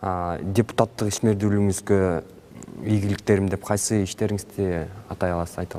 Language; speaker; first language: Kyrgyz; native; Kyrgyz